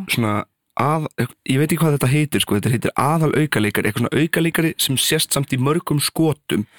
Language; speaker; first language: Icelandic; early bilingual, other home language; Portuguese